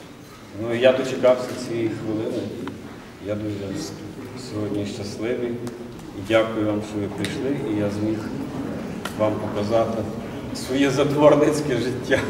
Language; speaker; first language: Ukrainian; native; Ukrainian